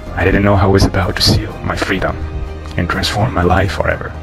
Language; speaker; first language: English; non-native, fluent; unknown